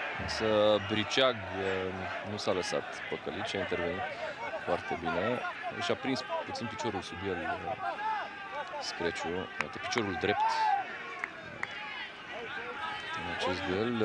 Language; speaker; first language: Romanian; native; Romanian